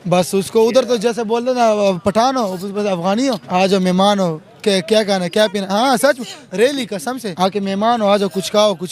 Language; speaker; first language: Hindi; non-native, fluent; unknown